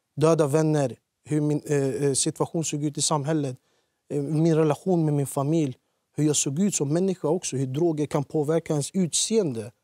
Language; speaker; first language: Swedish; early bilingual, other home language; Central Kurdish